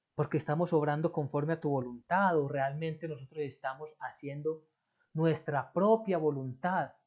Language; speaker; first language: Spanish; native; Spanish